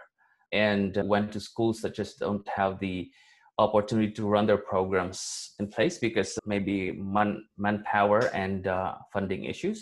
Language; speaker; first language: English; non-native, local second language; Cebuano